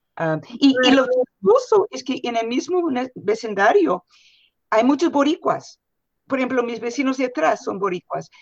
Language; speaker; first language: Spanish; non-native, fluent; English